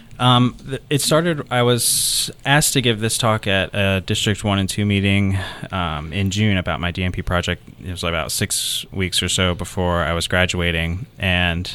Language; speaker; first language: English; native; English